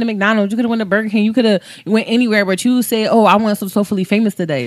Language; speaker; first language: English; native; English